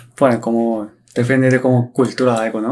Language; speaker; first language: Spanish; non-native, learner; Korean